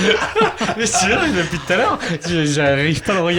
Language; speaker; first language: French; native; French